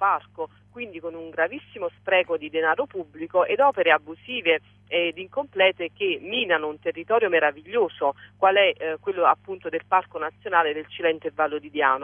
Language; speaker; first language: Italian; native; Italian